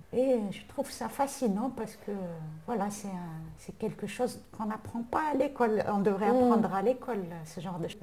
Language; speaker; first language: French; non-native, local second language; Arabic